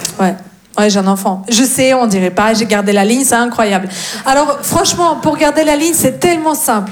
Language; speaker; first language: French; non-native, fluent; Russian